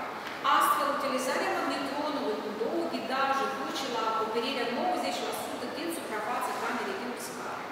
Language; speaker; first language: Romanian; native; Romanian